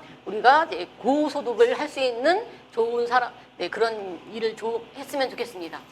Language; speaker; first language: Korean; native; Korean